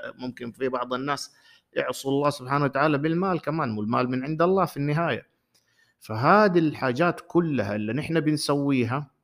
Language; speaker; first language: Arabic; native; Arabic